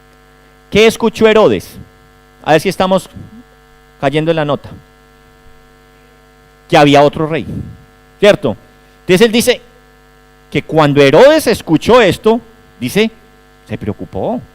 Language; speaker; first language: Spanish; native; Spanish